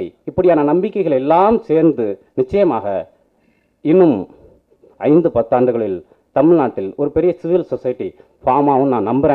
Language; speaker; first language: Tamil; native; Tamil